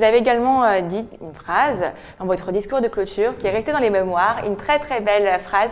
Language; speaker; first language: French; native; French